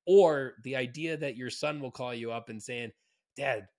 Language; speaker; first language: English; native; English